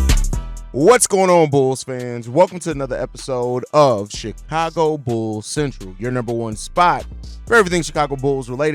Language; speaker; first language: English; native; English